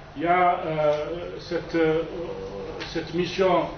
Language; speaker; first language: French; non-native, local second language; Kabyle